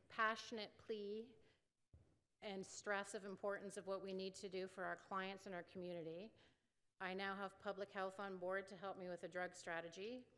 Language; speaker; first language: English; native; English